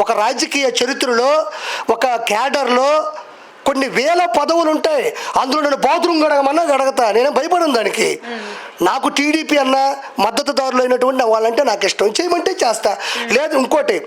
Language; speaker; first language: Telugu; native; Telugu